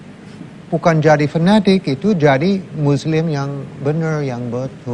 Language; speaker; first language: Indonesian; non-native, learner; English